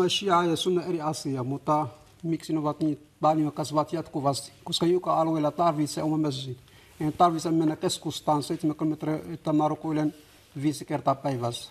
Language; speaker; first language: Finnish; non-native, fluent; Arabic